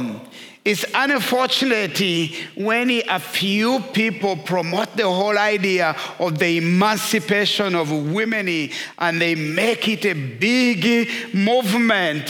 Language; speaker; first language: English; non-native, local second language; Kinyarwanda